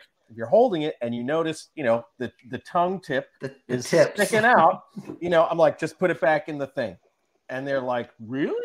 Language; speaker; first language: English; native; English